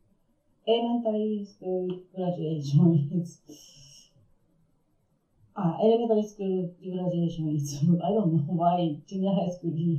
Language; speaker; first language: English; non-native, learner; Japanese